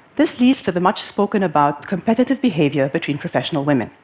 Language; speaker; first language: English; non-native, fluent; Arabic